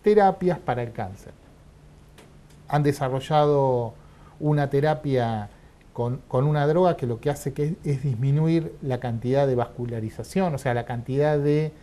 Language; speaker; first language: Spanish; native; Spanish